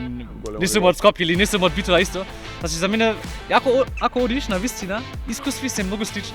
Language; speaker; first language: Macedonian; non-native, learner; German